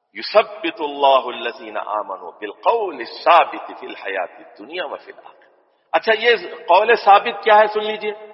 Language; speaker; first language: Urdu; native; Urdu